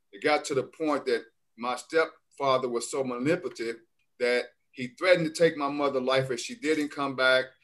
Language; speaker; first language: English; native; English